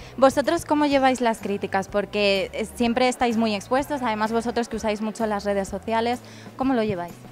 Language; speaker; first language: Spanish; native; Spanish